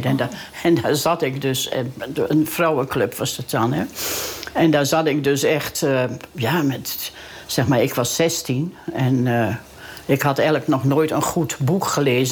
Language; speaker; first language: Dutch; native; Dutch